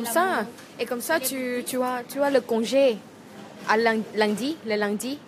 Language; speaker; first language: French; non-native, learner; Thai